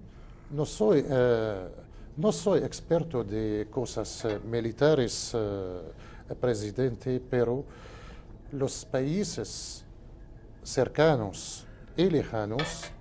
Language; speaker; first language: Spanish; non-native, fluent; Arabic